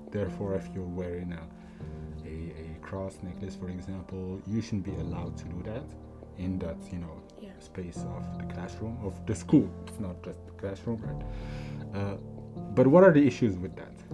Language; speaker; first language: English; non-native, fluent; Arabic